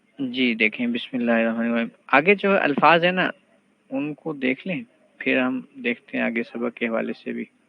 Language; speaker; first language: Urdu; native; Urdu